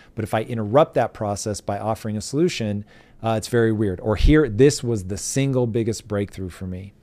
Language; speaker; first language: English; native; English